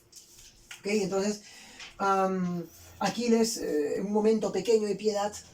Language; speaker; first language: Spanish; native; Spanish